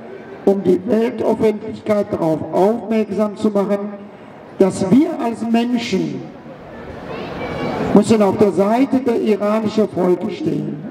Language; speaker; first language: German; non-native, fluent; Persian